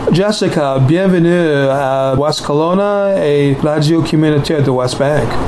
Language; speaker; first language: French; non-native, learner; English